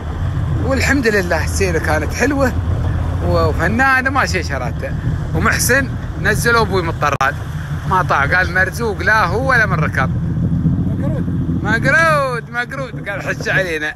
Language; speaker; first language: Arabic; native; Arabic